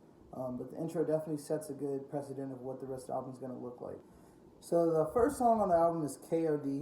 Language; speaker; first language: English; native; English